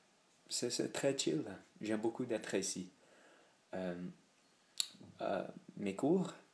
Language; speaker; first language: French; non-native, learner; English